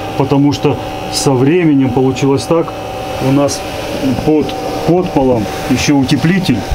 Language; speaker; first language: Russian; native; Russian